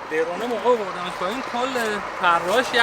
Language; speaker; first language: Persian; native; Persian